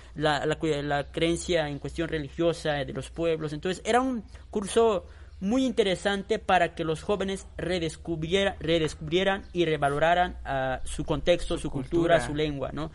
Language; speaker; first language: Spanish; non-native, local second language; Tzotzil